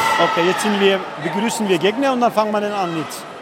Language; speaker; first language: German; non-native, fluent; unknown